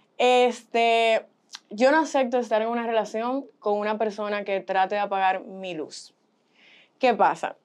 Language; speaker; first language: Spanish; early bilingual, heritage; Spanish